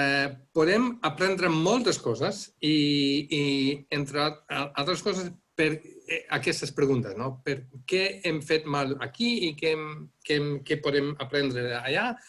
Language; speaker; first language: Catalan; non-native, fluent; Dutch